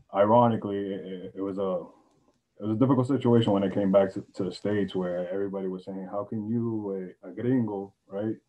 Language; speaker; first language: English; native; English